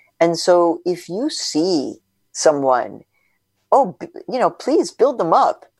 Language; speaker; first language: English; early bilingual, other home language; Spanish